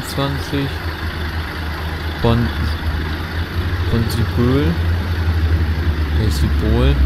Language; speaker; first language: German; native; German